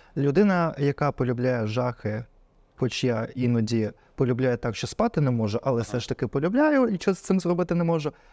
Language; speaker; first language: Ukrainian; non-native, local second language; Russian